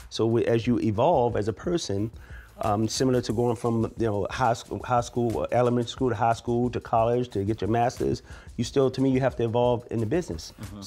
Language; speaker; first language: English; native; English